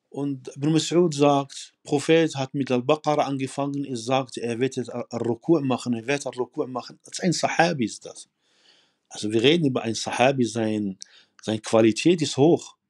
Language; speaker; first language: German; non-native, fluent; Arabic